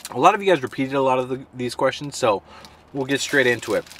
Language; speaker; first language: English; native; English